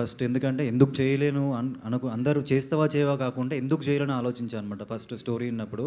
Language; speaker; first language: Telugu; native; Telugu